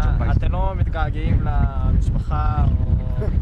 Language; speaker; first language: Hebrew; early bilingual, other home language; Korean